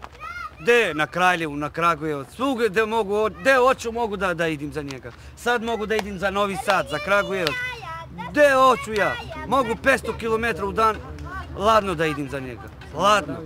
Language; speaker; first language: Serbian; non-native, local second language; Romany